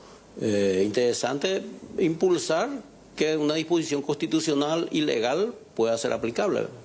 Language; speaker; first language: Spanish; native; Spanish